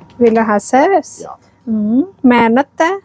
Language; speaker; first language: Norwegian; non-native, learner; Thai